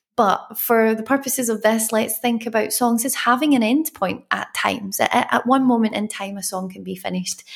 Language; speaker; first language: English; native; English